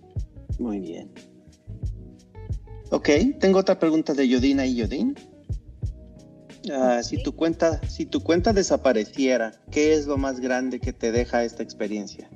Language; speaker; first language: Spanish; non-native, fluent; English